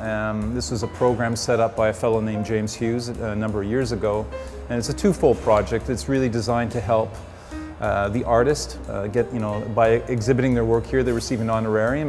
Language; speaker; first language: English; native; English